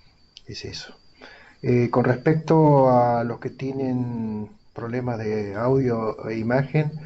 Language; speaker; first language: Spanish; native; Spanish